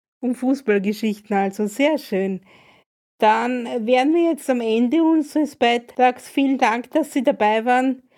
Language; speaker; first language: German; native; German